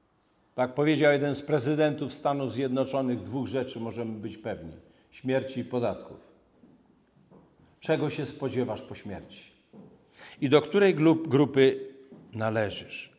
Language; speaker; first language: Polish; native; Polish